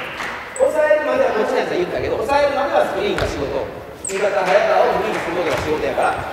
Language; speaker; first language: Japanese; native; Japanese